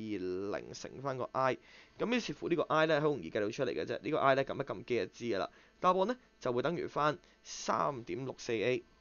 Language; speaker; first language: Cantonese; native; Cantonese